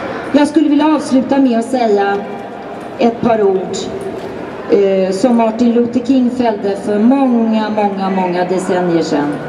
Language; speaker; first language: Swedish; native; Swedish